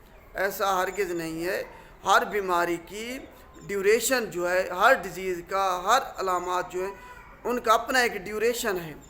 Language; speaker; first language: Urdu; non-native, local second language; Punjabi